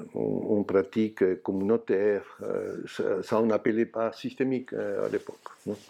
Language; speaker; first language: French; non-native, fluent; Spanish